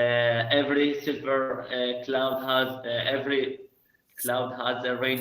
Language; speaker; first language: English; non-native, learner; Arabic